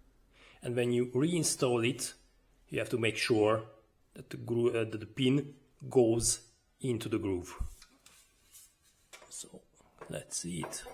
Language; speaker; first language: English; non-native, fluent; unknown